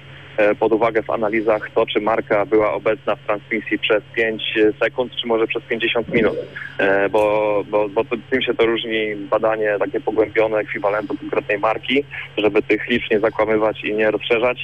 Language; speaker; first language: Polish; native; Polish